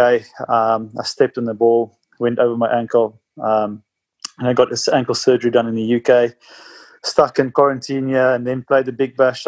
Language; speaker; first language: English; non-native, local second language; Afrikaans